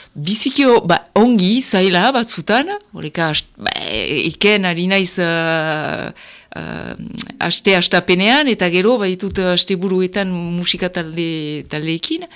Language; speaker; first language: Basque; non-native, local second language; French